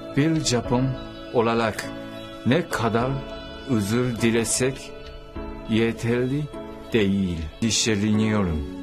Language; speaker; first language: Turkish; non-native, learner; Japanese